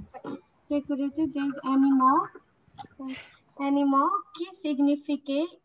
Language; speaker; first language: French; non-native, learner; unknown